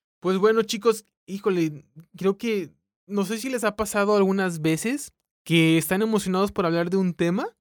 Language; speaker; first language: Spanish; native; Spanish